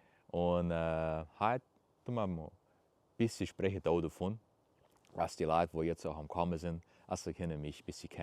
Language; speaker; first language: German; early bilingual, heritage; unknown